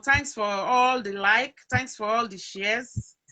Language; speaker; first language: English; non-native, local second language; Yoruba